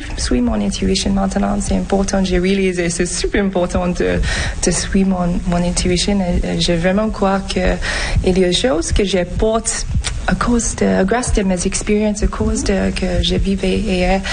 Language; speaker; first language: French; non-native, fluent; English